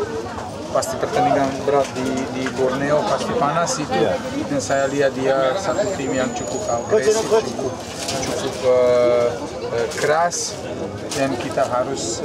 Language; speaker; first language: Indonesian; non-native, fluent; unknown